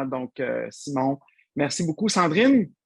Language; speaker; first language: French; native; French